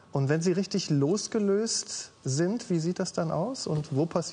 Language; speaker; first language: German; native; German